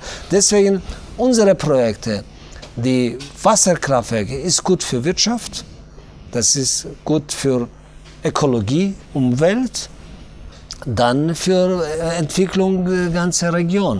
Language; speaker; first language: German; non-native, fluent; Tajik